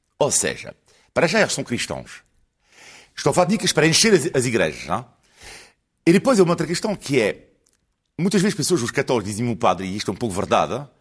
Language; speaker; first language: Portuguese; non-native, fluent; French